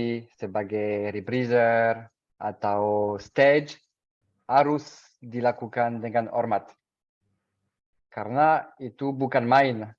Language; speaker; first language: Indonesian; non-native, fluent; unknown